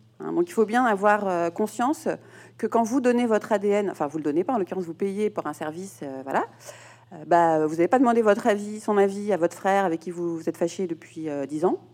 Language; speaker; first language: French; native; French